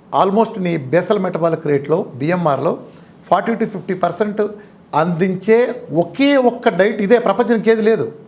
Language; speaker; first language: Telugu; native; Telugu